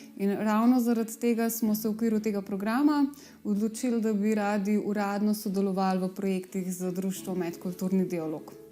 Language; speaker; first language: Slovenian; native; Slovenian